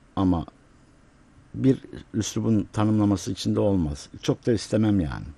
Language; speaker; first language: Turkish; native; Turkish